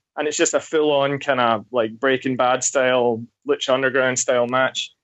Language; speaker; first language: English; native; English